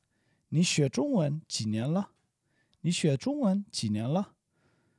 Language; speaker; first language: Chinese; non-native, learner; English